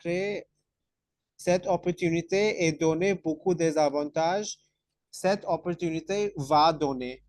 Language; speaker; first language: French; non-native, fluent; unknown